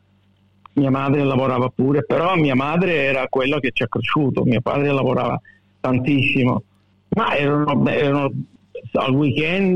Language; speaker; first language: Italian; early bilingual, heritage; Italian